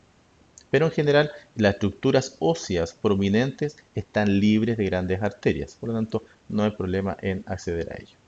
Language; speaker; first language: Spanish; native; Spanish